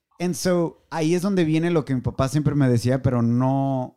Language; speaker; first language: Spanish; early bilingual, heritage; Spanish